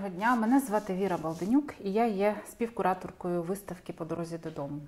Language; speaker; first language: Ukrainian; native; Ukrainian